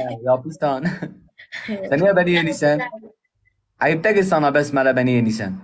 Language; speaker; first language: Turkish; native; Turkish